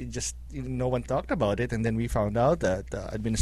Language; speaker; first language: English; non-native, local second language; Filipino